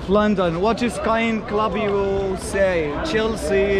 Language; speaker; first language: English; non-native, learner; Arabic